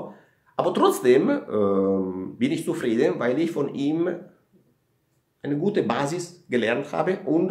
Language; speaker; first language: German; non-native, fluent; Italian